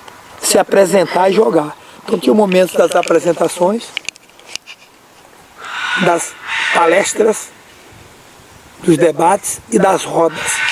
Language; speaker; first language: Portuguese; native; Portuguese